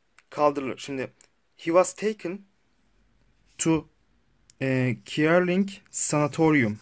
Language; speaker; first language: English; non-native, learner; Turkish